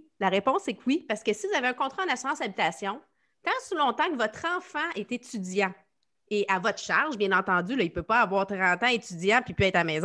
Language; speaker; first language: French; native; French